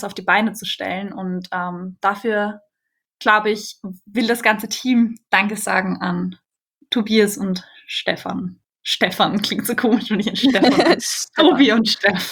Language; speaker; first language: German; native; German